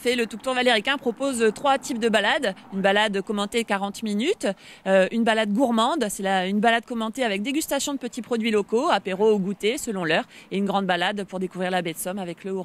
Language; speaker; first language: French; native; French